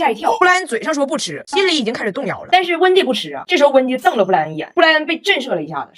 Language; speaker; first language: Chinese; native; Chinese